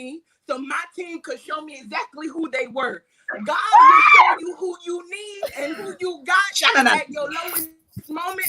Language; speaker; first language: English; native; English